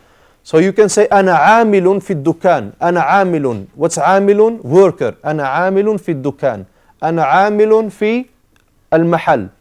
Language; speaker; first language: Arabic; non-native, fluent; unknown